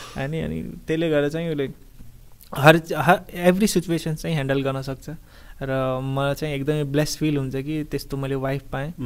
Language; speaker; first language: Nepali; early bilingual, heritage; Nepali